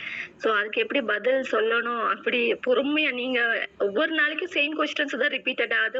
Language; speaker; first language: Tamil; native; Tamil